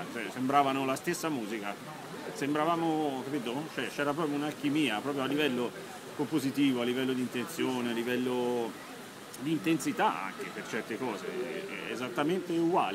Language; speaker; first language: Italian; native; Italian